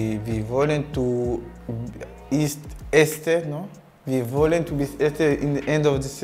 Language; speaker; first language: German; non-native, learner; French